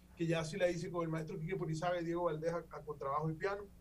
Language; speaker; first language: Spanish; native; Spanish